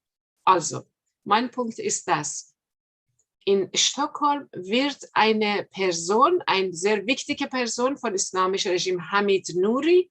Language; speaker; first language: German; non-native, fluent; Persian